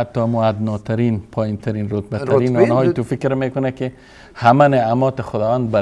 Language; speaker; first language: Persian; native; Persian